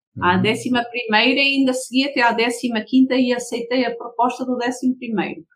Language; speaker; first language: Portuguese; early bilingual, heritage; Portuguese